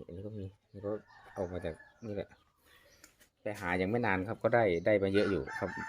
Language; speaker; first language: Thai; native; Thai